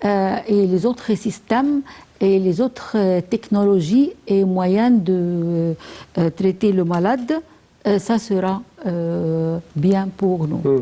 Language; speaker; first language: French; non-native, fluent; Arabic